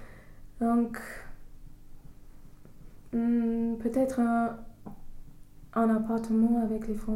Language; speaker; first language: French; non-native, fluent; English